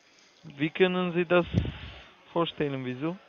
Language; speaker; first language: German; non-native, learner; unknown